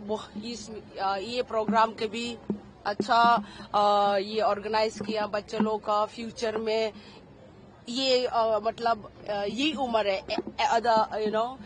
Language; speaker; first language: Hindi; non-native, local second language; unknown